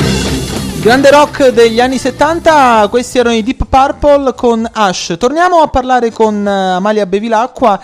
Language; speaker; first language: Italian; native; Italian